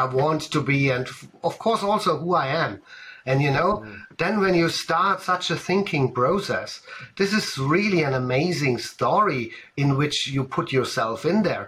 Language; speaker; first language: English; non-native, fluent; German